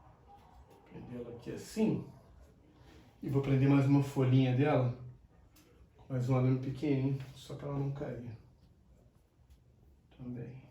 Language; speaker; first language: Portuguese; native; Portuguese